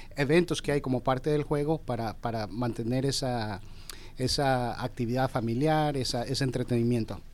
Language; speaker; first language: Spanish; early bilingual, heritage; Spanish